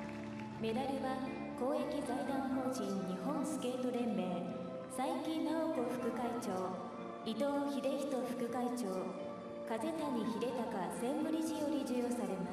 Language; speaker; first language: Japanese; native; Japanese